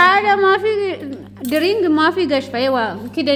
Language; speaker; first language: Arabic; non-native, learner; Amharic